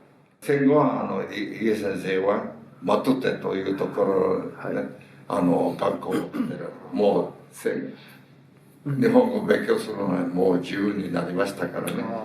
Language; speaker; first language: Japanese; early bilingual, heritage; Japanese